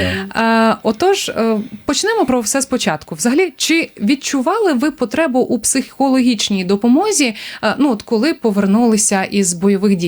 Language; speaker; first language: Ukrainian; native; Ukrainian